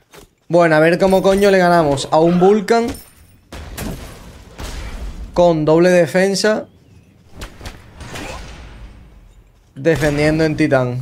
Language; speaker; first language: Spanish; native; Spanish